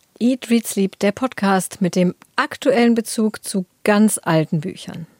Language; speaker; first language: German; native; German